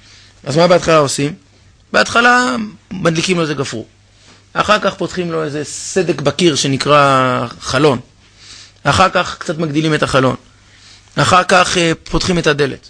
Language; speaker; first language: Hebrew; native; Hebrew